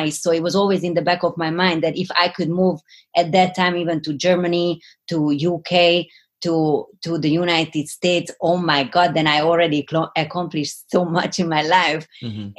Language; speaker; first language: English; non-native, fluent; Hungarian